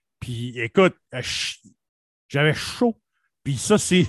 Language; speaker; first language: French; native; French